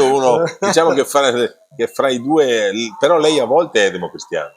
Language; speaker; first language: Italian; native; Italian